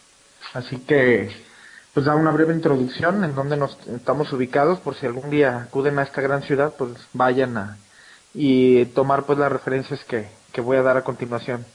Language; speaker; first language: Spanish; native; Spanish